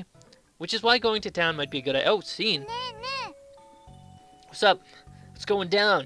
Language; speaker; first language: English; native; English